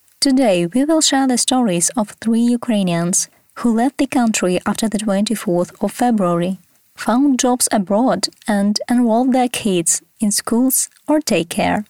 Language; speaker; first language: English; non-native, fluent; Ukrainian